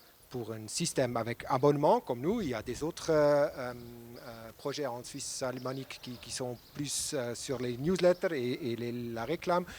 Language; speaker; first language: French; non-native, local second language; German